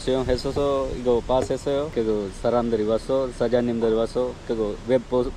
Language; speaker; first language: Korean; non-native, learner; Sinhala